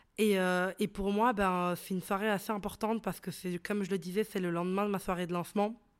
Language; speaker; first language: French; early bilingual, other home language; Arabic